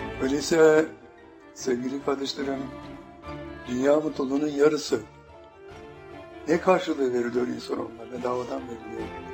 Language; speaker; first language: Turkish; native; Turkish